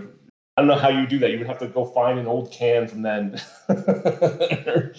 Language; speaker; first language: English; native; English